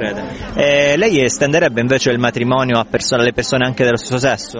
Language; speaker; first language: Italian; native; Italian